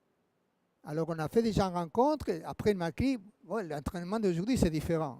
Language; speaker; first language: French; non-native, fluent; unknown